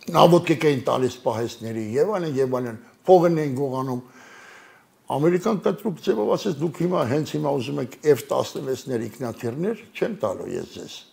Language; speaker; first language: Armenian; native; Armenian